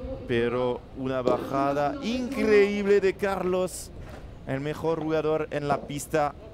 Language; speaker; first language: Spanish; non-native, learner; French